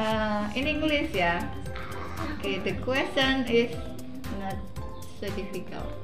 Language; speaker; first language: English; non-native, fluent; Indonesian